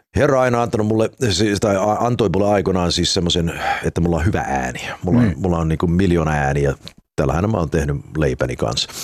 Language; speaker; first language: Finnish; early bilingual, heritage; Finnish